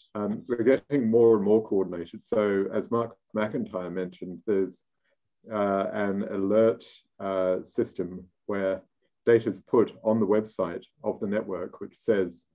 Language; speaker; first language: English; native; English